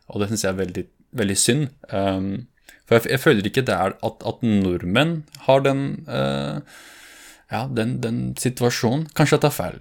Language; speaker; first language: Norwegian; early bilingual, other home language; Kurdish